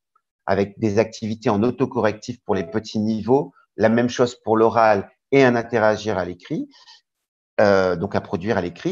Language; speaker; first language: French; native; French